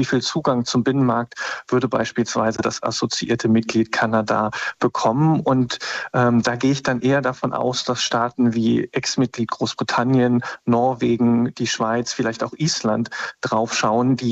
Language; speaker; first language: German; native; German